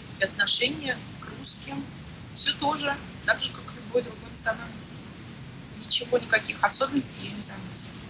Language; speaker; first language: Russian; native; Russian